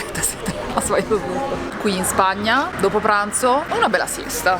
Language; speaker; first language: Italian; native; Italian